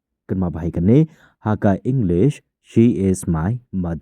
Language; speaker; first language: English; non-native, local second language; Khasi